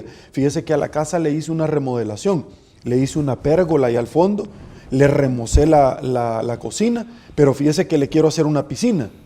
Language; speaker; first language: Spanish; native; Spanish